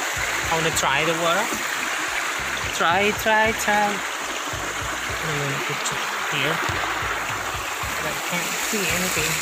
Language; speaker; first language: English; non-native, learner; Indonesian